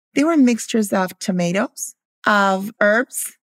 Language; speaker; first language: English; early bilingual, other home language; Spanish